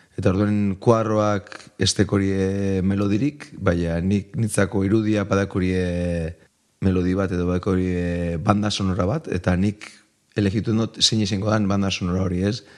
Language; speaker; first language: Basque; native; Basque